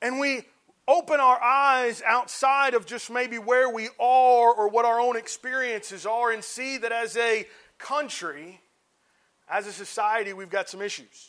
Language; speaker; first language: English; native; English